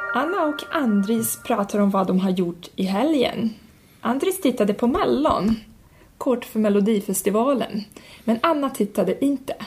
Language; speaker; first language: Swedish; non-native, fluent; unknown